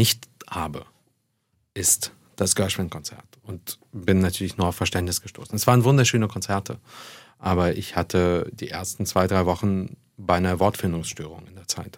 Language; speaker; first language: German; early bilingual, other home language; Russian